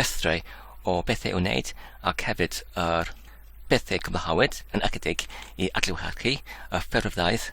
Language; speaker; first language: Welsh; non-native, learner; Polish